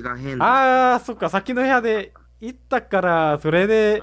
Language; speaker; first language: Japanese; native; Japanese